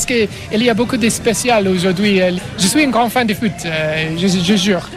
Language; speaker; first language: French; non-native, learner; English